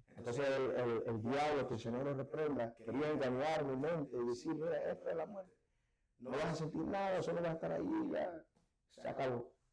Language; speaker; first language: Spanish; early bilingual, heritage; Spanish